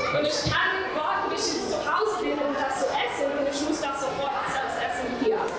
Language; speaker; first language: German; non-native, fluent; English